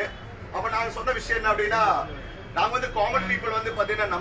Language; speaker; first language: Tamil; native; Tamil